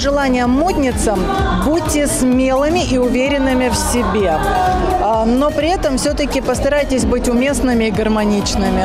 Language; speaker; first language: Russian; native; Russian